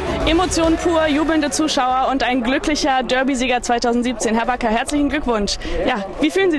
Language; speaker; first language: German; native; German